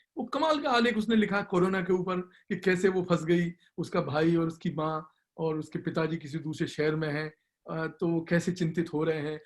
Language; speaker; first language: Hindi; native; Hindi